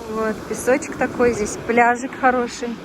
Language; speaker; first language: Russian; native; Russian